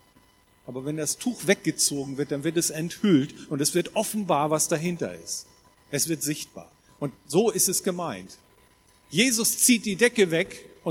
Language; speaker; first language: German; native; German